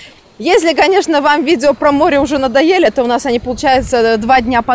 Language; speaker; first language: Russian; native; Russian